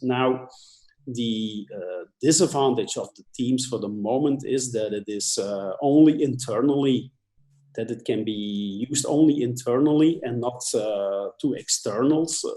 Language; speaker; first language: English; non-native, fluent; Dutch